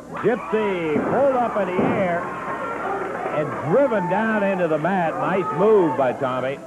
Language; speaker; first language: English; native; English